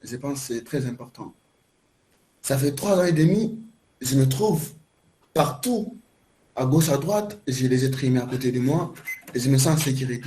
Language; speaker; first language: French; non-native, learner; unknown